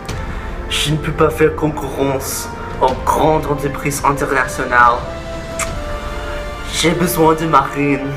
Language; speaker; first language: French; non-native, learner; English